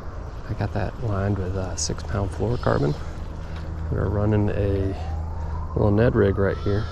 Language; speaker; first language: English; native; English